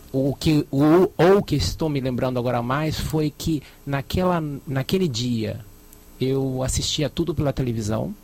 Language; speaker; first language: Portuguese; early bilingual, other home language; Spanish